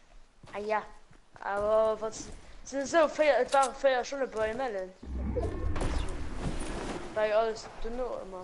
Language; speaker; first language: German; non-native, local second language; Luxembourgish